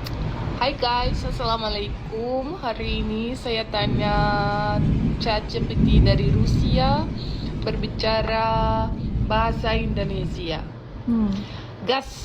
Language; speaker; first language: Indonesian; non-native, learner; Russian